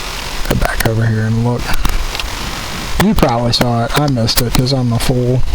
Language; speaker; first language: English; native; English